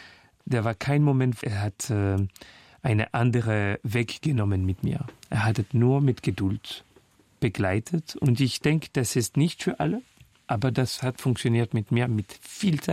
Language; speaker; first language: German; non-native, fluent; French